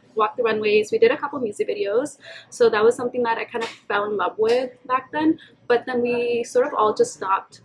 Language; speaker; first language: English; early bilingual, other home language; Punjabi